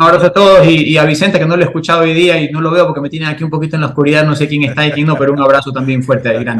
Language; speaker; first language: Spanish; native; Spanish